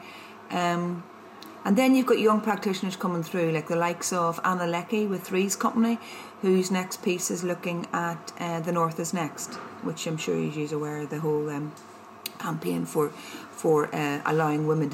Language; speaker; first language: English; native; English